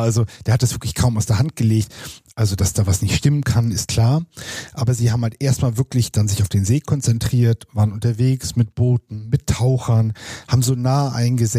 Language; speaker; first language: German; native; German